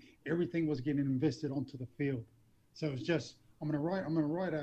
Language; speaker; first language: English; native; English